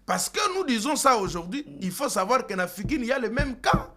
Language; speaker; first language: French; non-native, local second language; Lingala